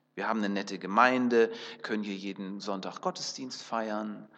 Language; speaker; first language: German; early bilingual, other home language; Russian